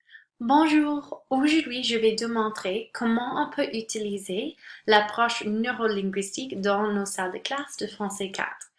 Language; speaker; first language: French; non-native, local second language; English